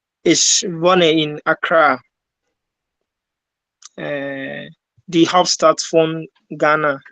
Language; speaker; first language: German; non-native, learner; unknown